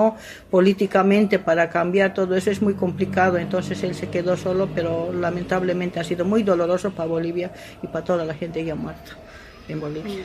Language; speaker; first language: Spanish; non-native, local second language; Aymara